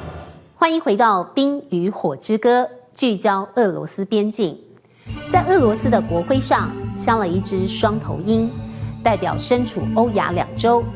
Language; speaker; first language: Chinese; native; Chinese